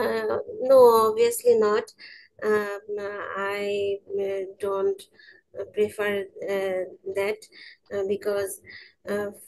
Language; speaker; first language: English; non-native, learner; Bangla